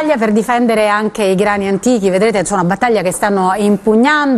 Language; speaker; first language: Italian; native; Italian